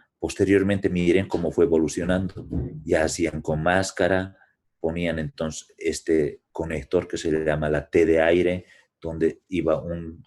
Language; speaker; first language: Spanish; native; Spanish